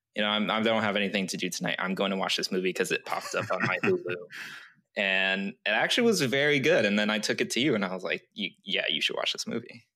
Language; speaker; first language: English; early bilingual, other home language; Chinese